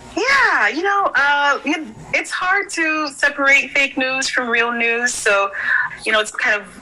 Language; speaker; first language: English; early bilingual, other home language; Haitian Creole